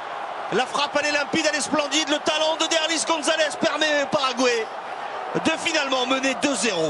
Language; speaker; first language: French; native; French